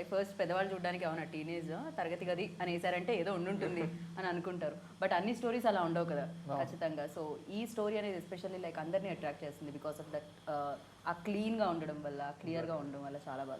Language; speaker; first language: Telugu; native; Telugu